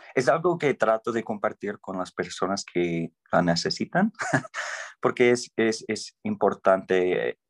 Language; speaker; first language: Spanish; non-native, fluent; English